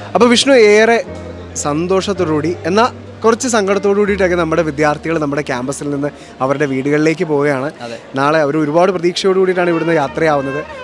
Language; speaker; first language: Malayalam; native; Malayalam